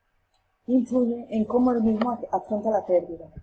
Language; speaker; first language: Spanish; native; Spanish